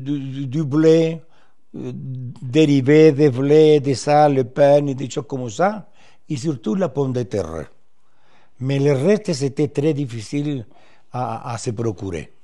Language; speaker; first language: French; non-native, fluent; Spanish